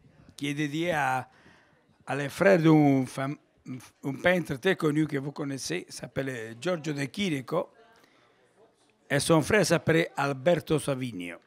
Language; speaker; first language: French; non-native, fluent; Italian